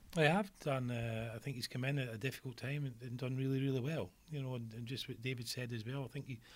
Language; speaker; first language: English; native; English